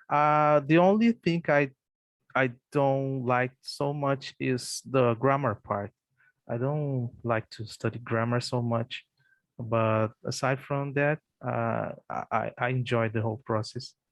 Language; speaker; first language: English; non-native, fluent; Portuguese